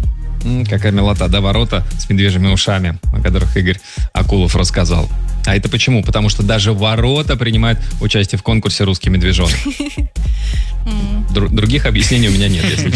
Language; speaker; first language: Russian; native; Russian